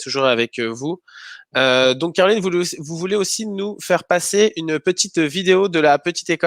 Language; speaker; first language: French; native; French